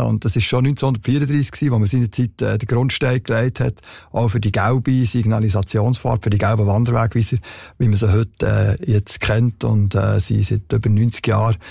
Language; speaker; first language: German; native; German